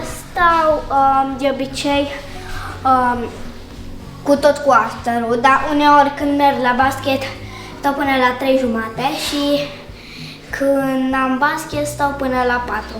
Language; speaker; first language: Romanian; early bilingual, other home language; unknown